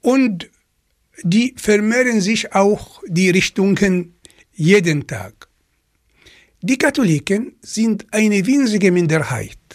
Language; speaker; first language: German; non-native, fluent; Arabic